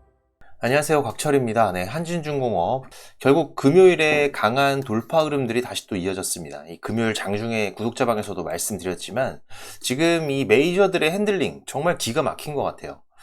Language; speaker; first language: Korean; native; Korean